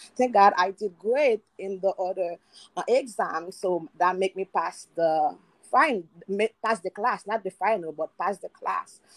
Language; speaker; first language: English; non-native, fluent; Haitian Creole